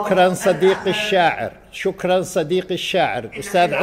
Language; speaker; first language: Arabic; native; Arabic